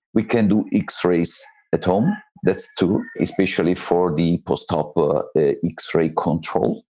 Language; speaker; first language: English; non-native, fluent; Italian